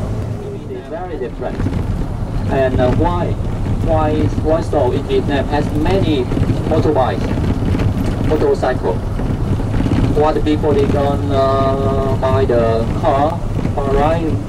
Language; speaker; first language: English; non-native, local second language; Vietnamese